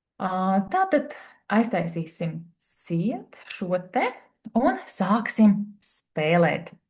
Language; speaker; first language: Latvian; native; Latvian